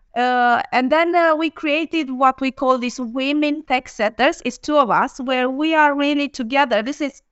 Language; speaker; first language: English; non-native, fluent; Romanian